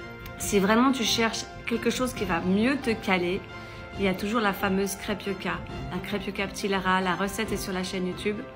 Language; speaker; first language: French; native; French